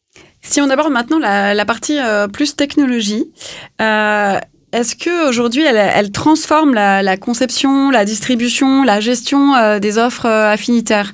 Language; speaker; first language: French; native; French